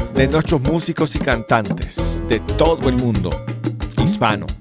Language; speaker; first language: Spanish; native; Spanish